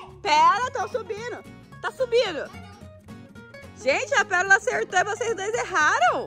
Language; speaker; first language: Portuguese; native; Portuguese